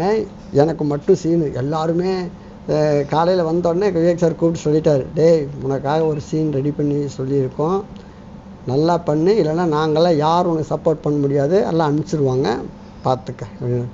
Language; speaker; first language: Tamil; native; Tamil